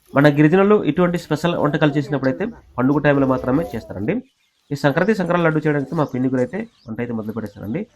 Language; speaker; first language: Telugu; non-native, local second language; Odia